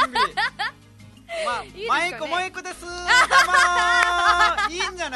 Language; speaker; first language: Japanese; non-native, fluent; Nepali